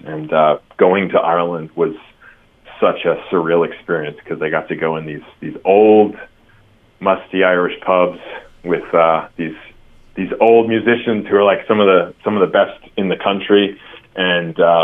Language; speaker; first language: English; native; English